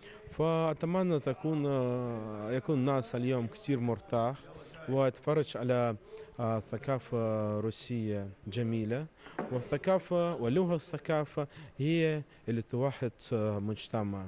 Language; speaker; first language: Arabic; non-native, fluent; Russian